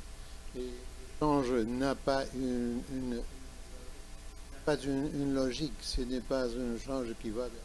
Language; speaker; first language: French; non-native, learner; Spanish